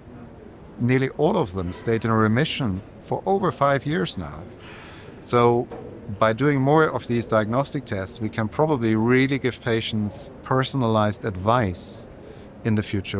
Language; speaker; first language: English; non-native, fluent; German